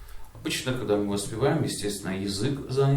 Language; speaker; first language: Russian; native; Russian